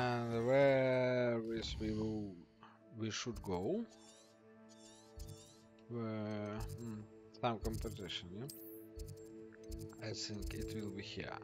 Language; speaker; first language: English; non-native, learner; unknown